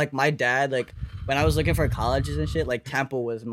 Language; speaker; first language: English; native; English